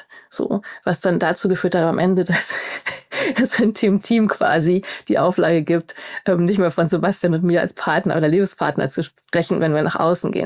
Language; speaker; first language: German; native; German